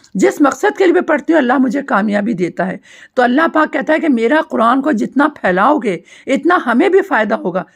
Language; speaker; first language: Urdu; native; Urdu